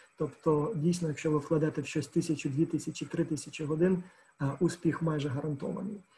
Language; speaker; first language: Ukrainian; native; Ukrainian